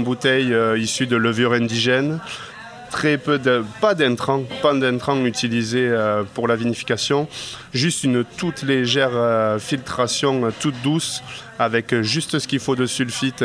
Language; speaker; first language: French; native; French